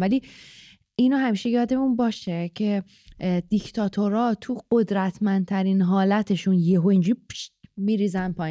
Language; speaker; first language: Persian; native; Persian